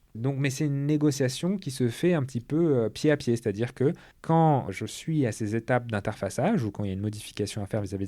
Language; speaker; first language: French; native; French